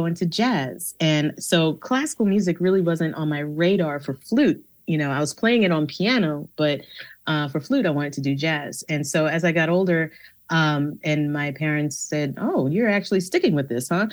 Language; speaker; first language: English; native; English